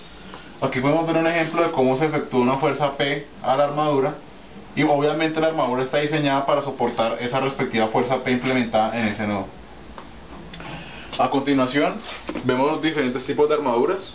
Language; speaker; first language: Spanish; native; Spanish